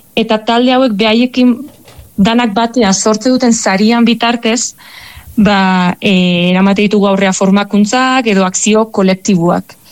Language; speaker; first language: Basque; native; Basque